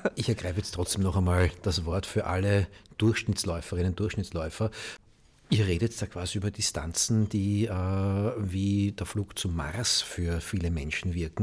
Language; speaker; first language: German; native; German